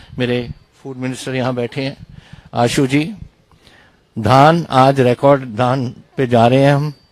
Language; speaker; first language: Hindi; non-native, local second language; Punjabi